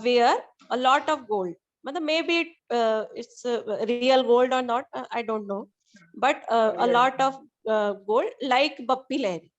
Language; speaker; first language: English; non-native, learner; Hindi